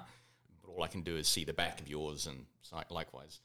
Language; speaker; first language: English; native; English